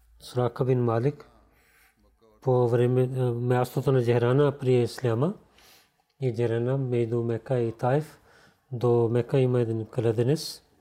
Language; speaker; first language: Bulgarian; non-native, learner; Urdu